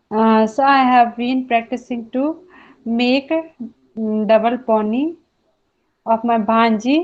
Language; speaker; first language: English; non-native, learner; Hindi